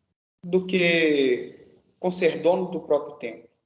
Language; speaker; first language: Portuguese; native; Portuguese